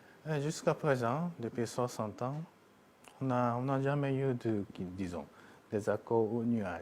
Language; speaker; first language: French; non-native, fluent; Japanese